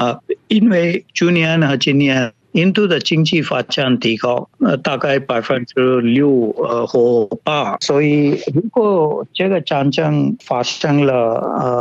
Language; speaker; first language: Chinese; non-native, fluent; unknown